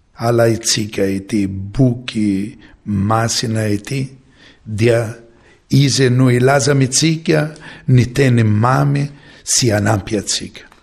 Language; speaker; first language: Malagasy; non-native, fluent; Maltese